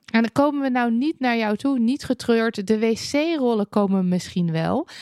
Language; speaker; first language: Dutch; native; Dutch